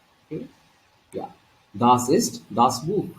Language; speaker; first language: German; non-native, learner; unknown